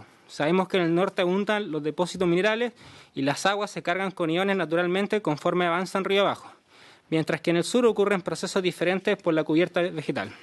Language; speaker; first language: Spanish; native; Spanish